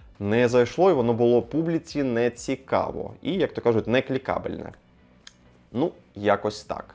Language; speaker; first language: Ukrainian; non-native, local second language; Russian